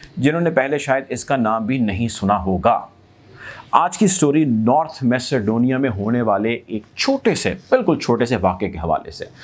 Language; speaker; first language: Urdu; native; Urdu